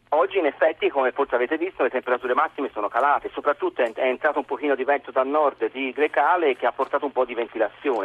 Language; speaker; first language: Italian; native; Italian